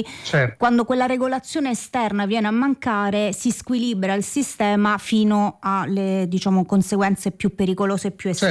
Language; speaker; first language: Italian; native; Italian